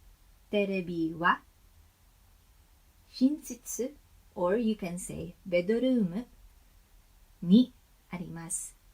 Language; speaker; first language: Japanese; non-native, learner; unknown